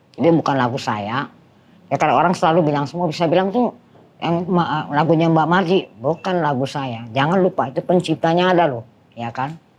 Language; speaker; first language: Indonesian; non-native, fluent; Dutch